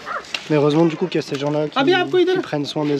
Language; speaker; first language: French; native; French